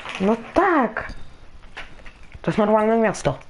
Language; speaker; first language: Polish; native; Polish